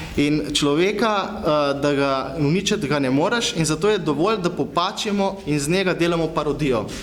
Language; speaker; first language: Slovenian; native; Slovenian